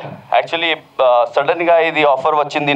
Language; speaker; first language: Telugu; non-native, local second language; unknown